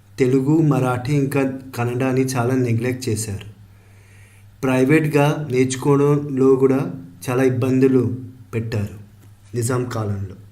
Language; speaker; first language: Telugu; early bilingual, heritage; Telugu